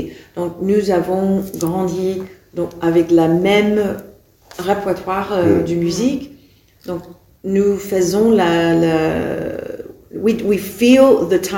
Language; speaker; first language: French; non-native, fluent; English